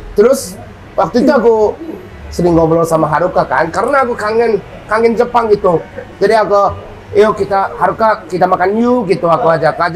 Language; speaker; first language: Indonesian; non-native, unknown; Japanese